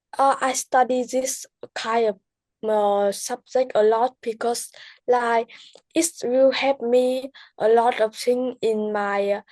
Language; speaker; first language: English; non-native, learner; Vietnamese